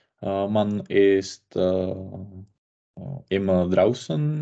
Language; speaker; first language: German; non-native, learner; Czech